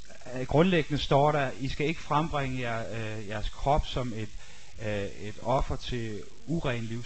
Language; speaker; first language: Danish; native; Danish